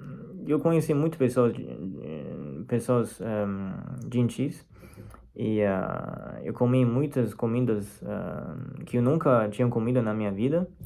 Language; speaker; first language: Portuguese; non-native, fluent; Chinese